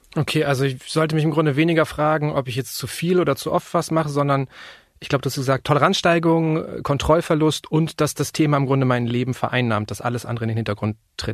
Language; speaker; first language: German; native; German